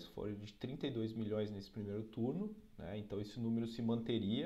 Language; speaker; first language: Portuguese; native; Portuguese